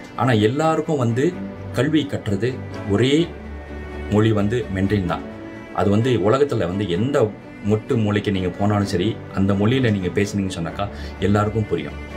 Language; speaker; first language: Tamil; non-native, local second language; Chinese